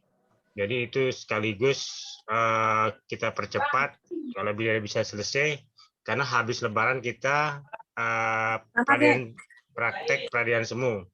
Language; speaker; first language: Indonesian; native; Indonesian